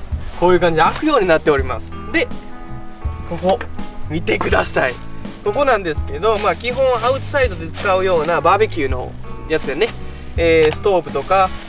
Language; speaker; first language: Japanese; native; Japanese